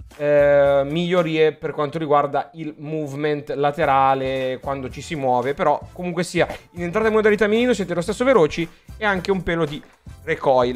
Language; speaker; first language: Italian; native; Italian